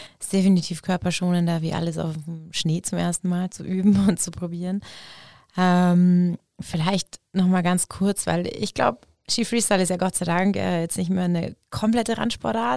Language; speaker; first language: German; native; German